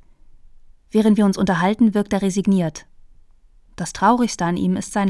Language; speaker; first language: German; native; German